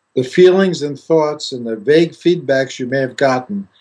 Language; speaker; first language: English; non-native, fluent; Greek